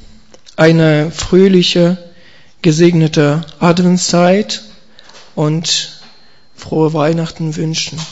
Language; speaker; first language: German; non-native, learner; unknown